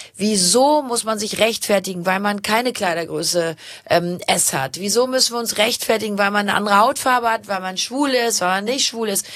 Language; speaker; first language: German; native; German